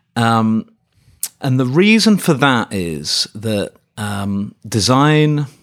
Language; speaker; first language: English; native; English